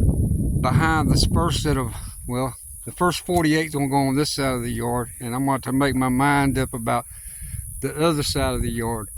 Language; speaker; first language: English; native; English